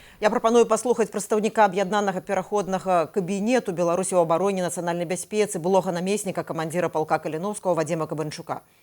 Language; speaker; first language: Belarusian; native; Belarusian